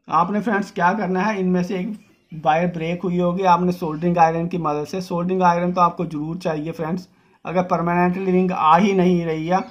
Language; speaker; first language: Hindi; non-native, local second language; Dogri